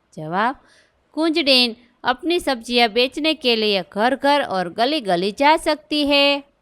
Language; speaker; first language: Hindi; non-native, local second language; Gujarati